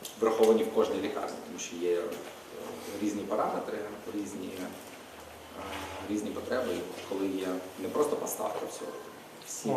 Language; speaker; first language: Ukrainian; native; Ukrainian